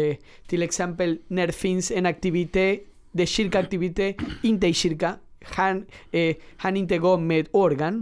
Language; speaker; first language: Swedish; non-native, learner; Spanish